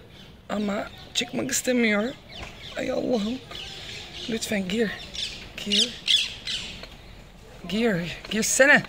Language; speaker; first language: Turkish; non-native, learner; Dutch